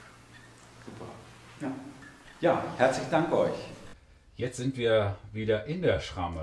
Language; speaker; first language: German; native; German